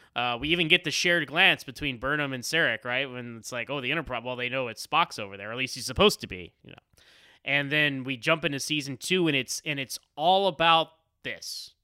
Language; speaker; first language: English; native; English